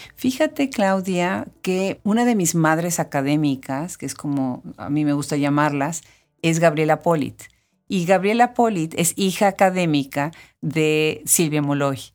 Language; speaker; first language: Spanish; native; Spanish